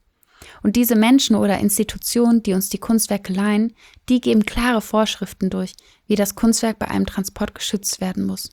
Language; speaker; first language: German; native; German